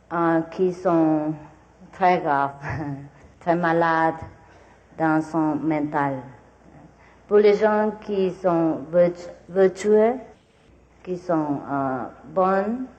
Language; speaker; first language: French; non-native, learner; Vietnamese